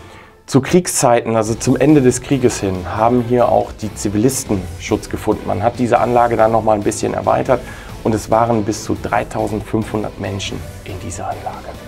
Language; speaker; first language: German; native; German